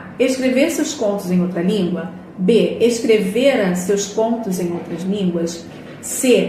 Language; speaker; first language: Portuguese; native; Portuguese